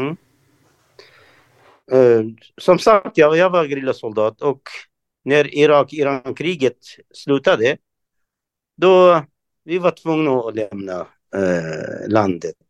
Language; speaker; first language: Swedish; non-native, fluent; Kurdish